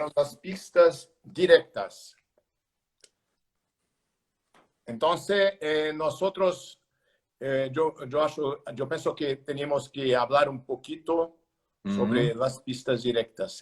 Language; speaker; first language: Spanish; non-native, learner; Portuguese